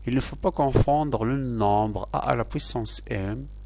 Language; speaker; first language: French; non-native, local second language; Arabic